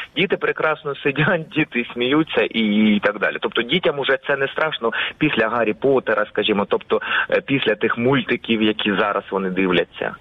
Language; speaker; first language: Ukrainian; non-native, local second language; Russian